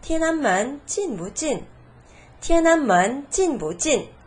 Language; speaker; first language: Chinese; non-native, fluent; Korean